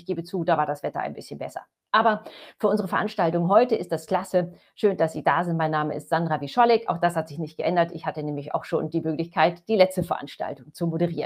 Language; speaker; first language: German; native; German